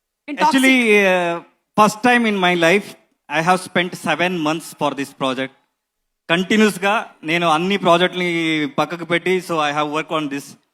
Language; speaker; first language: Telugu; non-native, learner; Kannada